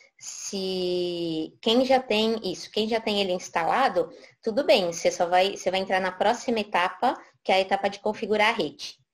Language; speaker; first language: Portuguese; native; Portuguese